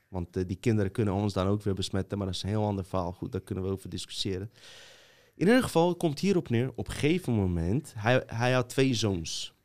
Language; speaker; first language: Dutch; native; Dutch